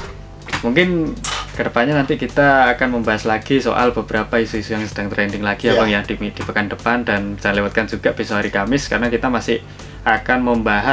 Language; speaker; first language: Indonesian; native; Indonesian